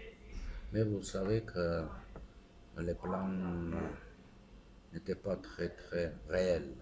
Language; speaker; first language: French; non-native, fluent; Armenian